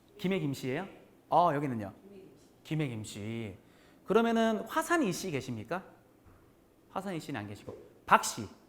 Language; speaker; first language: Korean; native; Korean